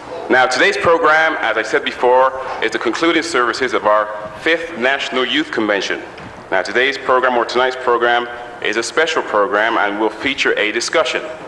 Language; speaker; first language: English; native; English